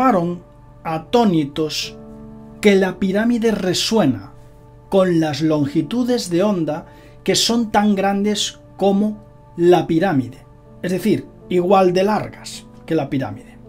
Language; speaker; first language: Spanish; native; Spanish